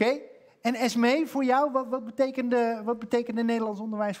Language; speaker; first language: Dutch; native; Dutch